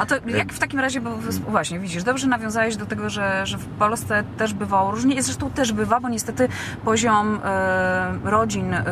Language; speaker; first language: Polish; native; Polish